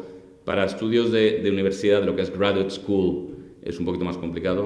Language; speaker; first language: Spanish; native; Spanish